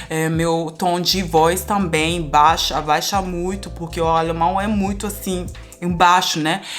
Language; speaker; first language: Portuguese; non-native, fluent; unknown